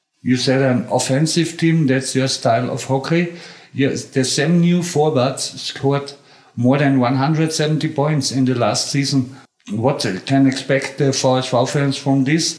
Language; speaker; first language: English; non-native, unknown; German